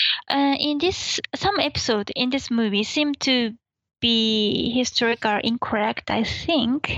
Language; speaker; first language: English; non-native, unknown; Japanese